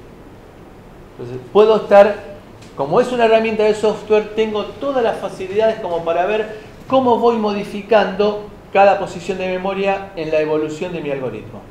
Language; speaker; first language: Spanish; native; Spanish